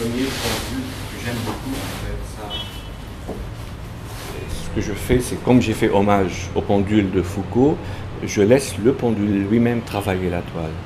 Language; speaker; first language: French; non-native, local second language; Arabic